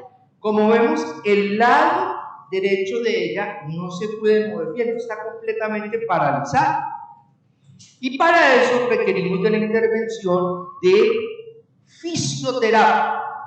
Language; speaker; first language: Spanish; native; Spanish